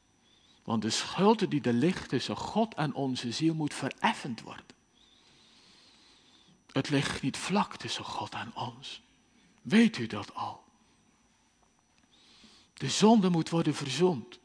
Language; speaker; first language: Dutch; native; Dutch